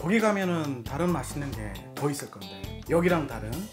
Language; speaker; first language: Korean; native; Korean